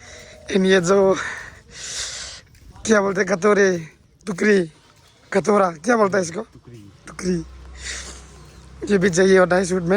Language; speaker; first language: Hindi; non-native, local second language; Bangla